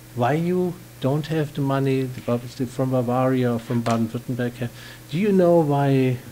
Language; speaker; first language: English; non-native, fluent; German